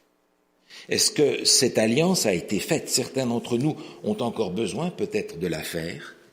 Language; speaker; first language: French; native; French